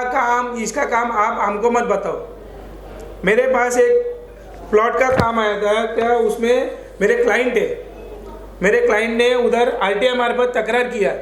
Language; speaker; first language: Hindi; non-native, local second language; Marathi